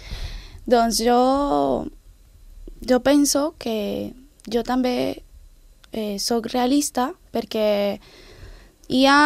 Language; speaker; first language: Catalan; non-native, learner; Spanish